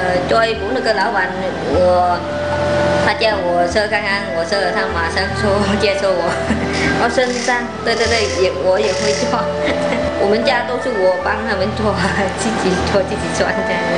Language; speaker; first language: Chinese; non-native, learner; Vietnamese